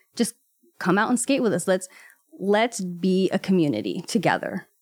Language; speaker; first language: English; native; English